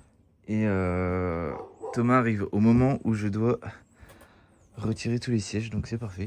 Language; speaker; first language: French; native; French